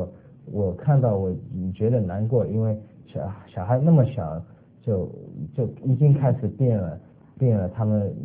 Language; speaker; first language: Chinese; early bilingual, other home language; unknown